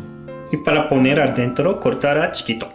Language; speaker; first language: Spanish; non-native, learner; Japanese